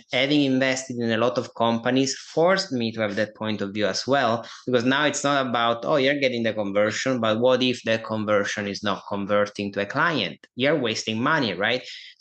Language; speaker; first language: English; non-native, fluent; Italian